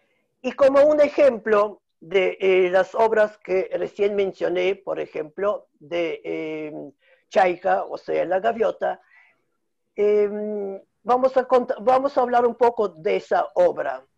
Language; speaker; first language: Spanish; non-native, fluent; Russian